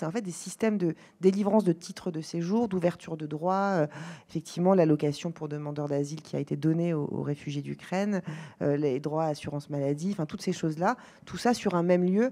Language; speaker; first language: French; native; French